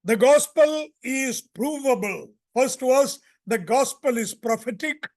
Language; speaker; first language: English; non-native, local second language; Hindi